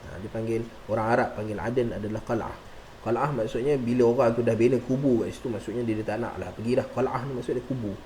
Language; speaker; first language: Malay; native; Malay